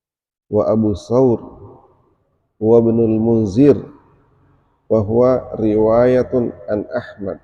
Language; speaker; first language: Arabic; non-native, fluent; Indonesian